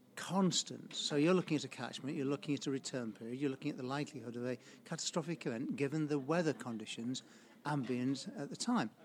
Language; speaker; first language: English; native; English